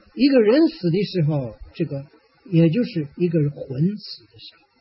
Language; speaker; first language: Chinese; native; Chinese